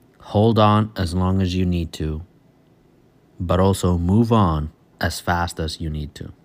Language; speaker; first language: English; non-native, fluent; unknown